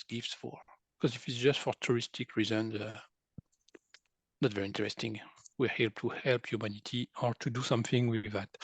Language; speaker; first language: English; non-native, fluent; French